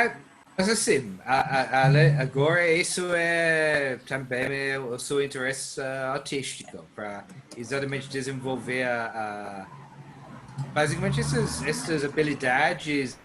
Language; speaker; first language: Portuguese; non-native, learner; English